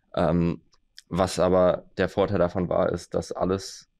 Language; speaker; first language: German; native; German